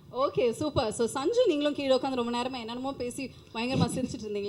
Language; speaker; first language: Tamil; native; Tamil